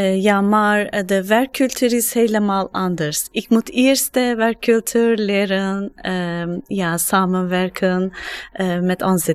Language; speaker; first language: Dutch; non-native, learner; Turkish